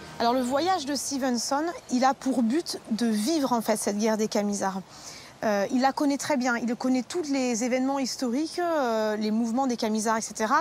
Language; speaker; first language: French; native; French